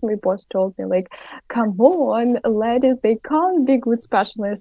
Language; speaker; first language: English; non-native, fluent; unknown